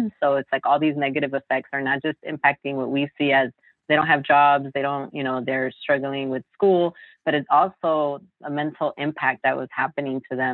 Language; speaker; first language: English; native; English